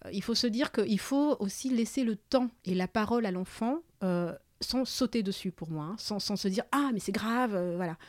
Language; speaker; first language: French; early bilingual, other home language; Malagasy